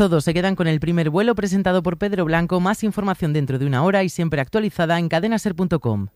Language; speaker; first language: Spanish; native; Spanish